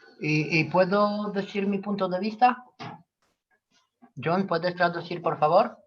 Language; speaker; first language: Spanish; non-native, fluent; Romanian